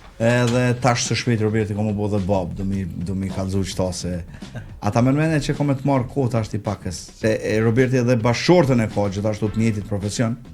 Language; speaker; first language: Albanian; native; Albanian